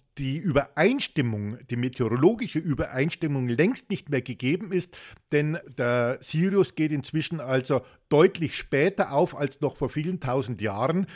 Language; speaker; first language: German; native; German